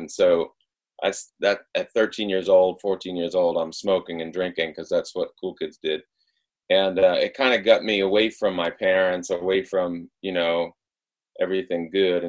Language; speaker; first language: English; native; English